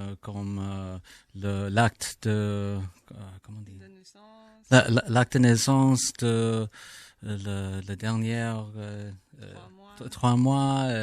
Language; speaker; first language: French; non-native, learner; English